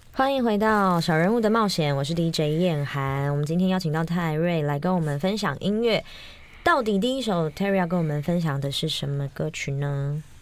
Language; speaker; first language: Chinese; native; Chinese